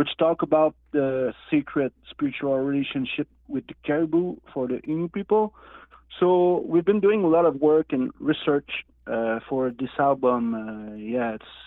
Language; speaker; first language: English; non-native, learner; Innu-aimun